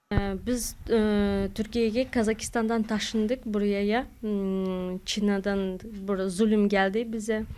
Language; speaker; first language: Turkish; non-native, learner; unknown